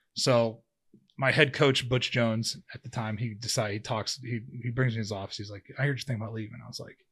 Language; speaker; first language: English; native; English